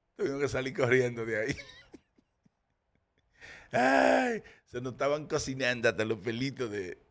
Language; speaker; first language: Spanish; early bilingual, heritage; Spanish